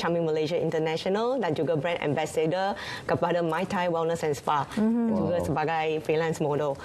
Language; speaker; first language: Malay; non-native, local second language; Chinese